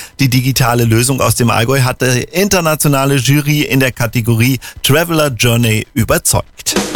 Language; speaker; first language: German; native; German